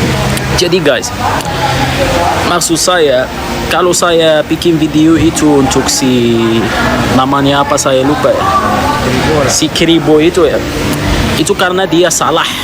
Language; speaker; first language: Indonesian; non-native, fluent; Arabic